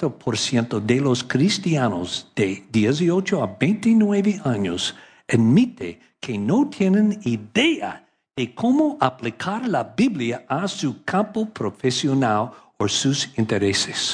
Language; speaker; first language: Spanish; non-native, learner; English